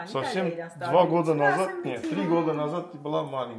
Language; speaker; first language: Russian; non-native, fluent; Armenian